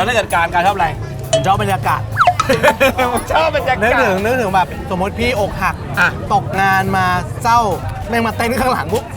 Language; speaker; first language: Thai; native; Thai